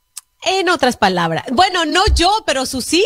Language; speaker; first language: Spanish; native; Spanish